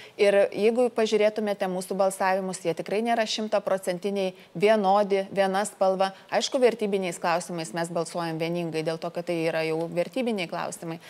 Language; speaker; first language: Lithuanian; native; Lithuanian